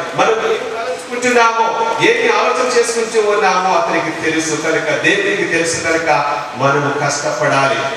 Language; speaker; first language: Telugu; non-native, local second language; Lambadi